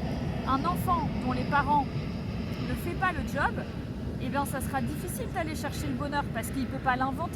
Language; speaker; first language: French; native; French